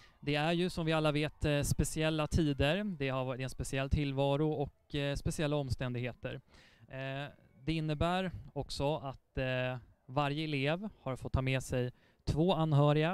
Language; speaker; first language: Swedish; native; Swedish